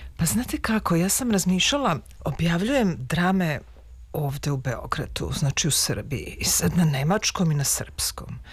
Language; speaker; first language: Serbian; native; Serbian